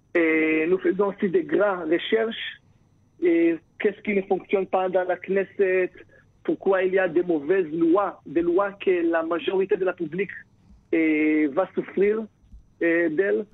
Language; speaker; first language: French; non-native, fluent; Hebrew